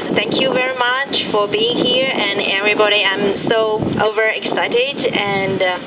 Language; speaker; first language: English; non-native, learner; Chinese